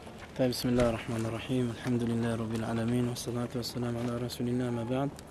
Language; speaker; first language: Arabic; non-native, fluent; French